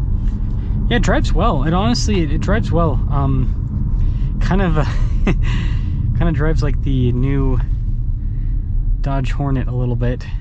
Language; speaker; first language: English; native; English